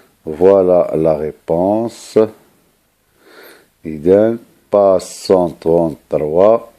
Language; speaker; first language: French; non-native, local second language; Arabic